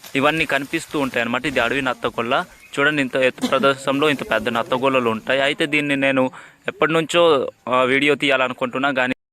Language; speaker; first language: Telugu; non-native, local second language; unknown